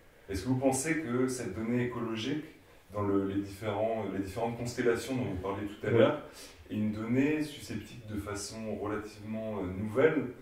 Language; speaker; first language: French; native; French